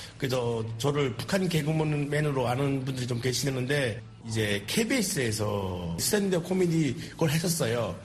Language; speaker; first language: Korean; native; Korean